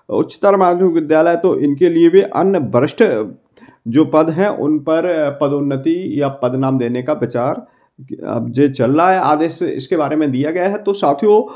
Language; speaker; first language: Hindi; native; Hindi